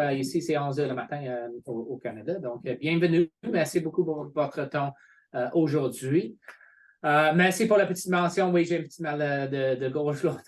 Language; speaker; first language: French; non-native, fluent; English